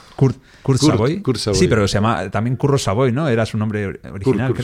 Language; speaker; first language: Spanish; native; Spanish